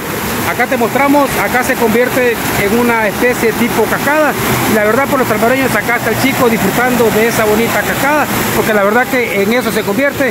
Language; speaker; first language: Spanish; native; Spanish